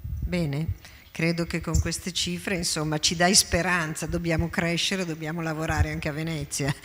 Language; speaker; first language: Italian; native; Italian